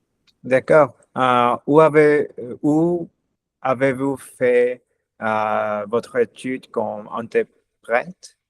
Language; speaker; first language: French; non-native, learner; German